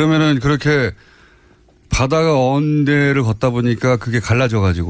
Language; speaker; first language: Korean; native; Korean